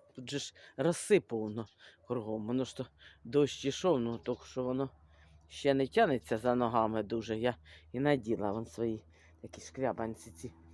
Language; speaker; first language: Ukrainian; native; Ukrainian